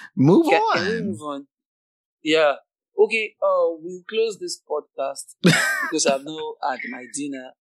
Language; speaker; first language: English; non-native, local second language; Yoruba